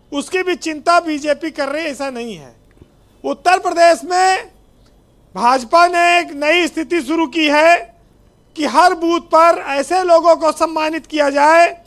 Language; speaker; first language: Hindi; native; Hindi